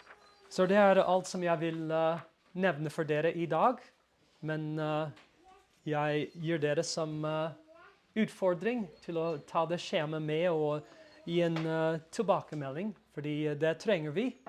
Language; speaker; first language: Norwegian; non-native, fluent; English